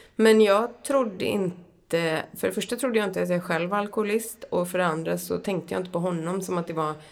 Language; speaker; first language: Swedish; native; Swedish